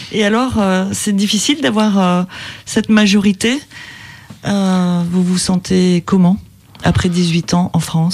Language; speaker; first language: French; native; French